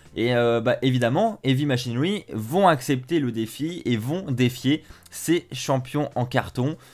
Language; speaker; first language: French; native; French